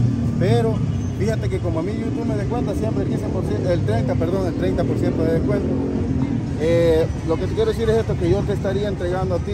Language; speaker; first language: Spanish; native; Spanish